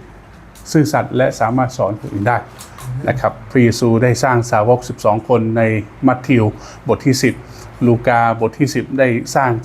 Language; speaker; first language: Thai; native; Thai